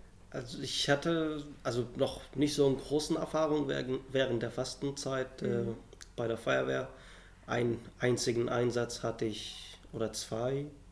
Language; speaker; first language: German; non-native, fluent; Arabic